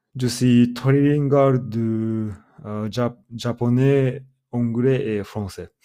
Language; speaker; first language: French; non-native, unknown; Japanese